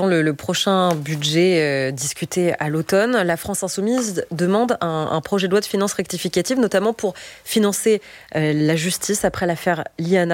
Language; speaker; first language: French; native; French